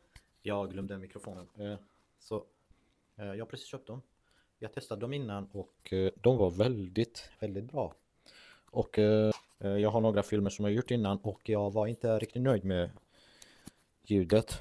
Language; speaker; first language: Swedish; non-native, fluent; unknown